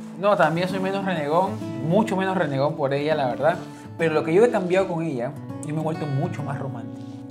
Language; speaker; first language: Spanish; native; Spanish